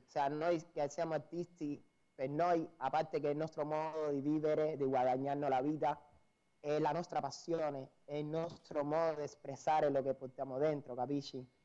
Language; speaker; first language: Italian; non-native, fluent; Spanish